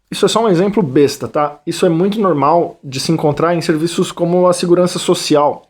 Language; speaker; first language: Portuguese; native; Portuguese